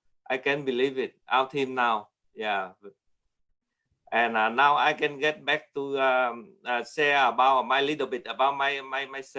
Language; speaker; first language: English; non-native, learner; Vietnamese